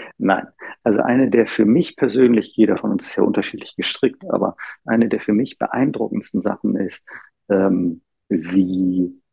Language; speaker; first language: German; native; German